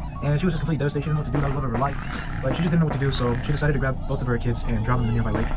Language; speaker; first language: English; native; English